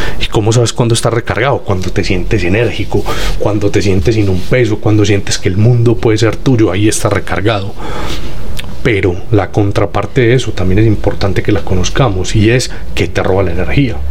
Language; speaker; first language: Spanish; native; Spanish